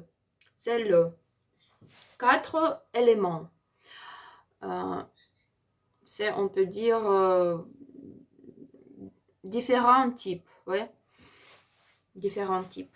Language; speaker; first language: French; non-native, learner; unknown